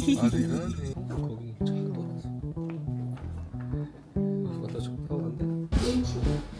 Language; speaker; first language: Korean; native; Korean